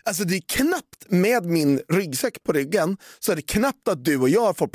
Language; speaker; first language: Swedish; native; Swedish